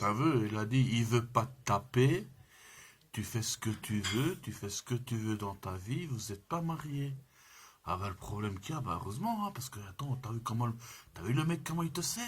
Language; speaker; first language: French; native; French